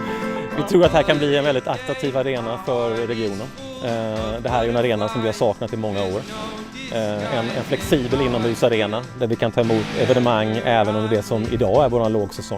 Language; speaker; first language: Swedish; native; Swedish